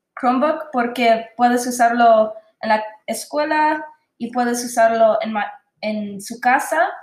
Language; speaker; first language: Spanish; non-native, learner; English